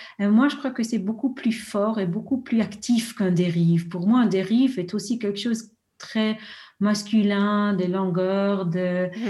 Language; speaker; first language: French; non-native, local second language; German